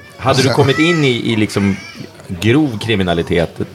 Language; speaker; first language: Swedish; native; Swedish